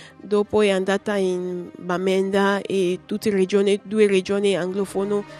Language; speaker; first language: Italian; non-native, learner; English